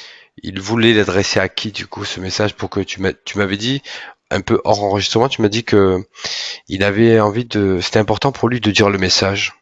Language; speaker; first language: French; native; French